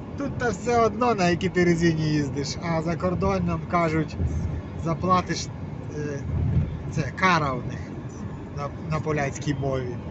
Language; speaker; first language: Ukrainian; non-native, local second language; Russian